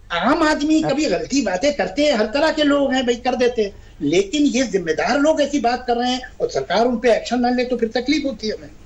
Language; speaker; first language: Hindi; native; Hindi